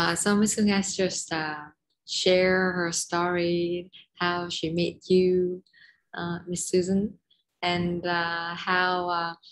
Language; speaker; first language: English; non-native, fluent; Vietnamese